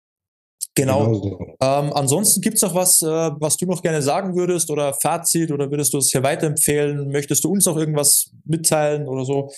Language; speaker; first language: German; native; German